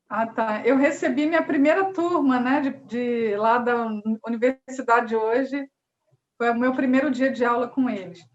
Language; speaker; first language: Portuguese; native; Portuguese